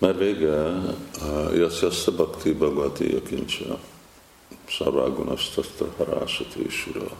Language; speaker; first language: Hungarian; non-native, fluent; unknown